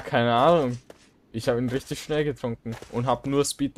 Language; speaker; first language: German; native; German